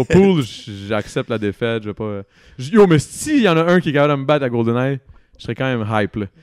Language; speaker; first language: French; native; French